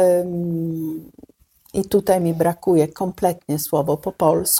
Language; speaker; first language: Polish; non-native, fluent; Italian